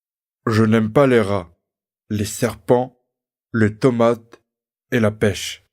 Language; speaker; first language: French; non-native, learner; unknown